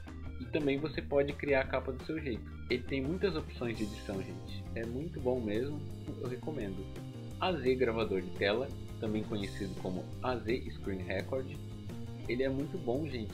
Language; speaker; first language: Portuguese; native; Portuguese